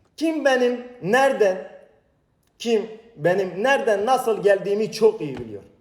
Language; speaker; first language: Turkish; non-native, local second language; Kurdish